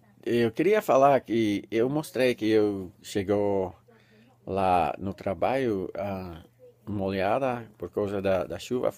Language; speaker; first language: Portuguese; non-native, learner; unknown